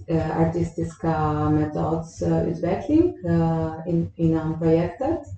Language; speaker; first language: Swedish; non-native, fluent; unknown